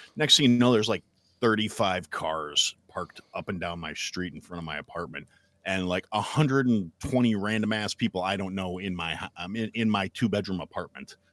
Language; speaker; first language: English; native; English